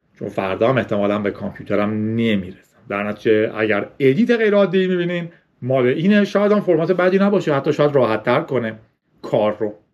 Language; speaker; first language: Persian; native; Persian